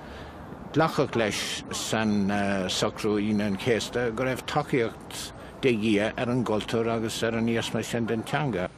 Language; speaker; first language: Irish; non-native, local second language; English